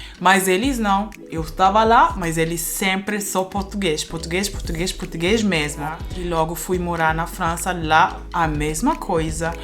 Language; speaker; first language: Portuguese; non-native, fluent; German